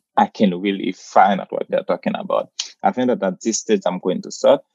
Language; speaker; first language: English; non-native, fluent; Haitian Creole